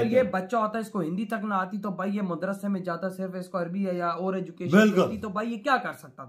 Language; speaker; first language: Urdu; non-native, local second language; Punjabi